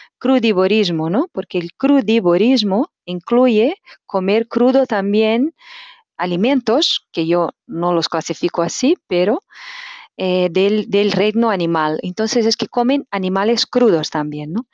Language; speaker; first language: Spanish; non-native, fluent; Portuguese